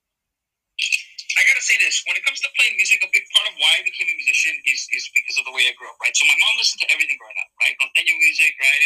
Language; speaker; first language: English; native; English